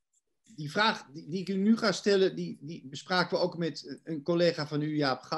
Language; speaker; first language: Dutch; native; Dutch